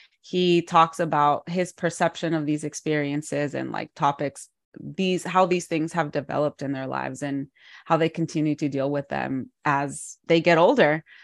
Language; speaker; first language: English; early bilingual, other home language; Spanish